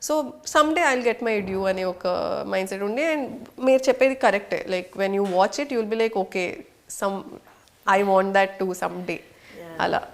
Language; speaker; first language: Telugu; non-native, fluent; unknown